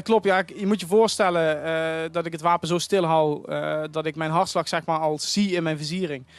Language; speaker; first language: Dutch; native; Dutch